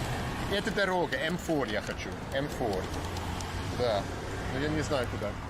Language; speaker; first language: Russian; non-native, learner; English